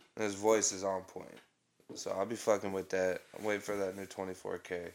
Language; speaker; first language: English; native; English